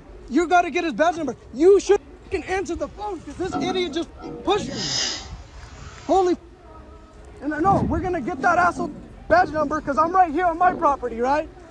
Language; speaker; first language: English; early bilingual, other home language; Spanish